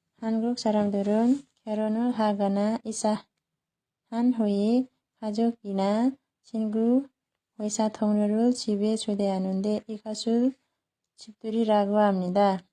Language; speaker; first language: Korean; non-native, learner; Nepali